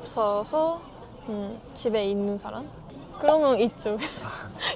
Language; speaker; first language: Korean; non-native, learner; Japanese